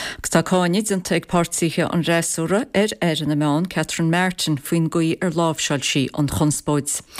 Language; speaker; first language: Irish; native; Irish